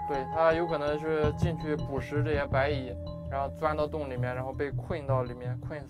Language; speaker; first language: Chinese; native; Chinese